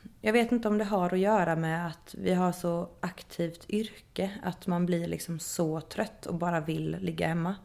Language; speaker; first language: Swedish; native; Swedish